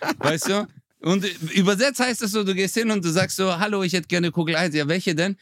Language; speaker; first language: German; early bilingual, other home language; Turkish